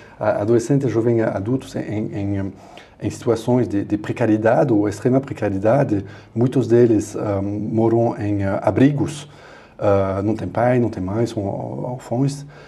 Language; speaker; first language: Portuguese; non-native, fluent; French